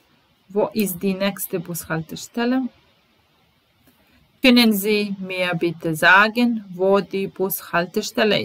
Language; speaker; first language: German; non-native, fluent; Serbian